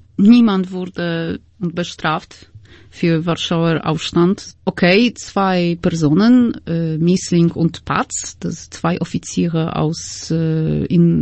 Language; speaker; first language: German; non-native, fluent; Polish